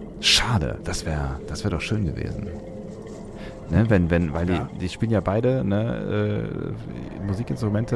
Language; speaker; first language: German; native; German